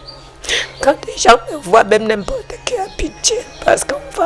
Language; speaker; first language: French; non-native, local second language; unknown